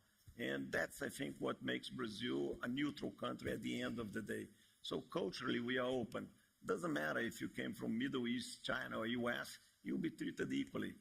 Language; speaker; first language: English; non-native, fluent; Portuguese